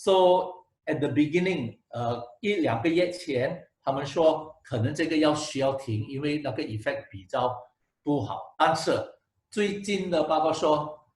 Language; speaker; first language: Chinese; non-native, local second language; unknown